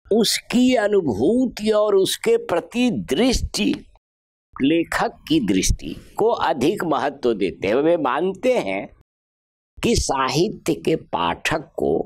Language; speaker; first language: Hindi; native; Hindi